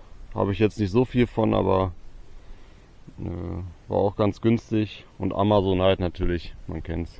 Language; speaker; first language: German; native; German